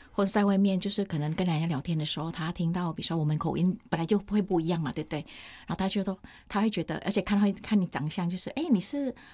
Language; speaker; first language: Chinese; non-native, fluent; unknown